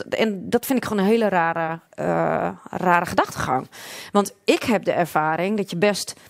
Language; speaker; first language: Dutch; non-native, local second language; Western Frisian